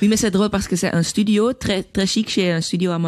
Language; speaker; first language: French; non-native, learner; Dutch